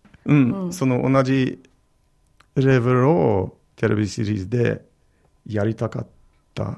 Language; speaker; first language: Japanese; non-native, learner; English